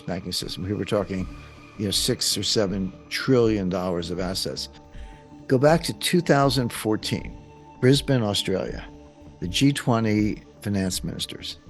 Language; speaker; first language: English; native; English